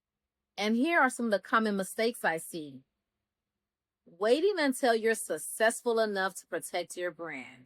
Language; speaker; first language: English; native; English